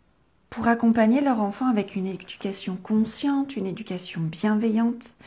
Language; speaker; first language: French; native; French